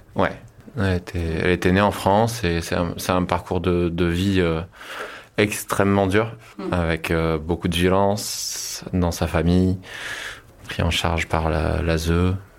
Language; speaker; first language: French; native; French